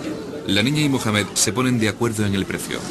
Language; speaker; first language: Spanish; native; Spanish